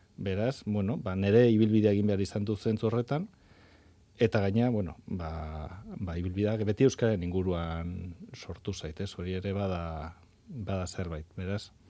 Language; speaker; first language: Basque; non-native, local second language; Spanish